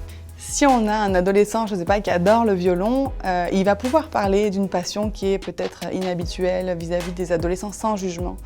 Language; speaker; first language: French; native; French